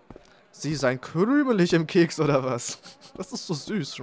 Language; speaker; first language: German; native; German